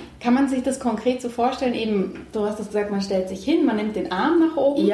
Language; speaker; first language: German; native; German